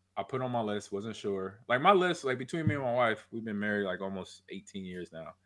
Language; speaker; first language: English; native; English